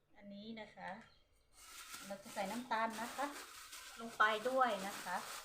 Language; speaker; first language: Thai; non-native, local second language; Hmong